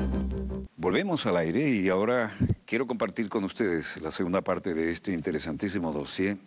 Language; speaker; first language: Spanish; native; Spanish